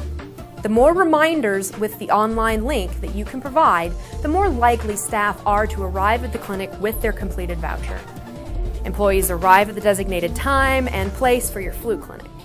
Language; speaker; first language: English; native; English